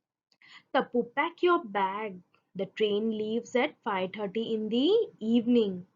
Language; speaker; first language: English; non-native, local second language; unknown